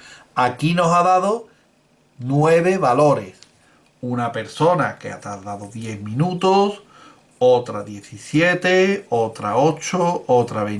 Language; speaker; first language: Spanish; native; Spanish